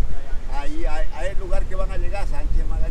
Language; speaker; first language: Spanish; native; Spanish